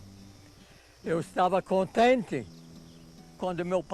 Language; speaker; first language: Portuguese; non-native, local second language; Low German